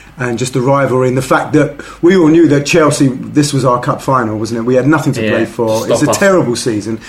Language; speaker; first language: English; native; English